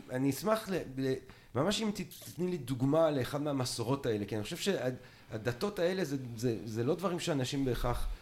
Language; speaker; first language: Hebrew; early bilingual, other home language; French